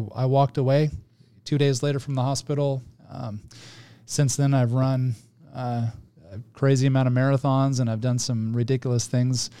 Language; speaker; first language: English; native; English